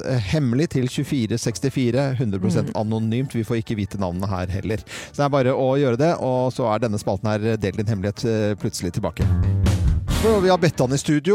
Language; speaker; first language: Norwegian; native; Norwegian